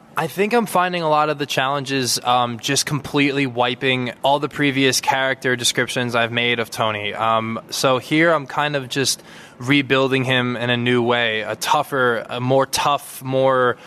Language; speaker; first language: English; native; English